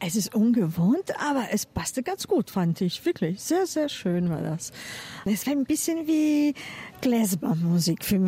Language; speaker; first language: German; non-native, fluent; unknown